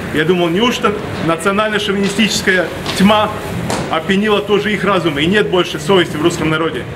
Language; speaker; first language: Russian; non-native, local second language; Latvian